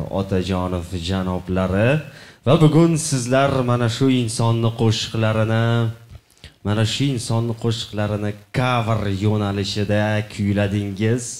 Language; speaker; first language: Uzbek; native; Uzbek